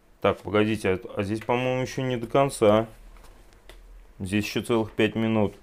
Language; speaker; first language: Russian; native; Russian